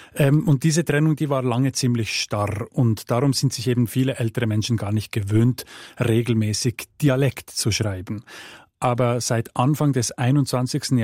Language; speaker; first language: German; native; German